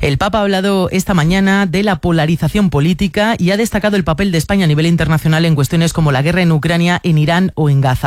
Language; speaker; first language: Spanish; native; Spanish